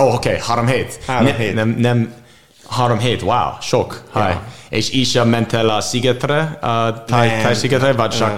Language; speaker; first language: Hungarian; non-native, learner; English